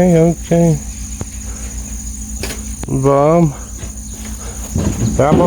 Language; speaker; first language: Portuguese; non-native, learner; English